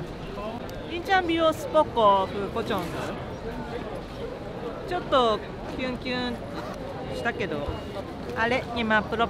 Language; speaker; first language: Polish; non-native, learner; Japanese